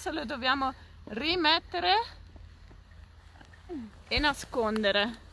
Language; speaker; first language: Italian; non-native, fluent; Dutch